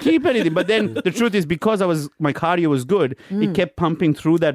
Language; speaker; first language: English; non-native, local second language; Sinhala